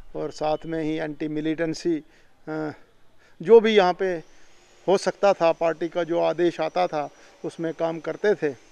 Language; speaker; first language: Hindi; native; Hindi